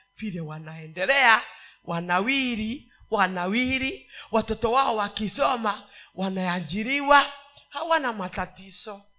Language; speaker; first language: Swahili; non-native, local second language; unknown